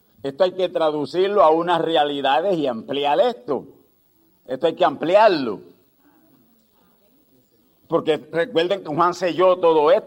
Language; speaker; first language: Spanish; native; Spanish